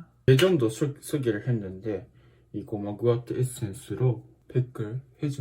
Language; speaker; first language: Korean; non-native, learner; Japanese